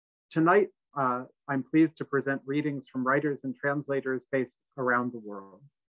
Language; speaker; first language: English; native; English